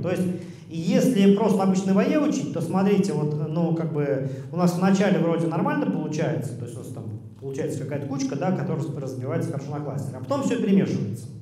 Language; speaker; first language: Russian; native; Russian